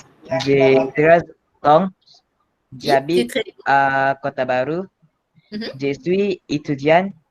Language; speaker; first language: French; non-native, learner; Malay